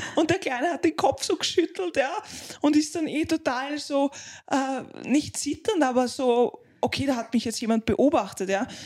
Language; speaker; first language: German; native; German